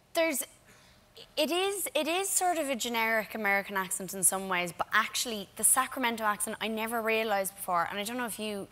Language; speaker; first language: English; native; English